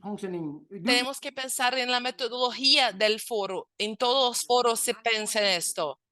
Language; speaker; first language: Spanish; non-native, fluent; Portuguese